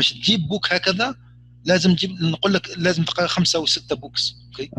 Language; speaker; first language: Arabic; native; Arabic